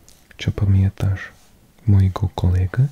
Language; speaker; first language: Polish; non-native, learner; English